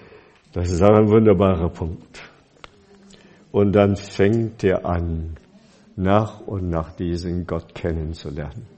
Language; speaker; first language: German; non-native, fluent; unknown